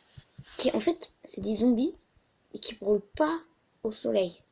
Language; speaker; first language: French; native; French